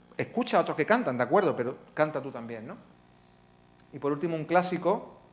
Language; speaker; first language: Spanish; native; Spanish